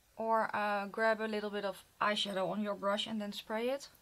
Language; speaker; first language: English; non-native, fluent; Dutch